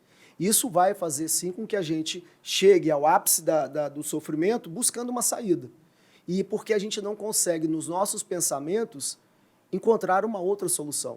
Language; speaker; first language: Portuguese; native; Portuguese